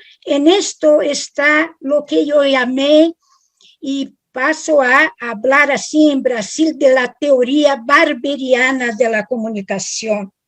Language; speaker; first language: Spanish; non-native, fluent; Italian